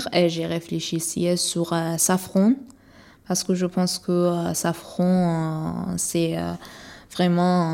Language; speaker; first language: French; non-native, learner; Persian